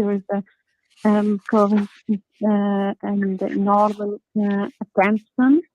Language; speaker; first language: English; non-native, learner; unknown